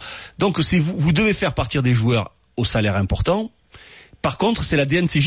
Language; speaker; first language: French; native; French